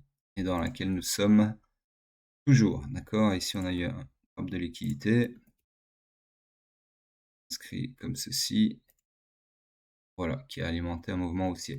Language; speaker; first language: French; native; French